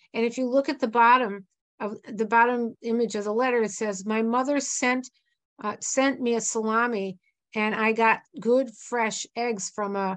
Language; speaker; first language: English; native; English